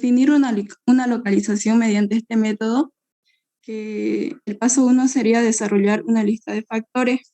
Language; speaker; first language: Spanish; native; Spanish